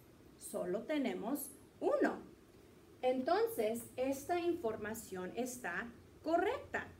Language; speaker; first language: Spanish; early bilingual, heritage; Spanish